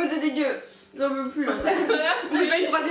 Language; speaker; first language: French; native; French